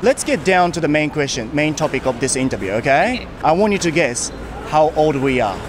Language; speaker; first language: English; non-native, fluent; Japanese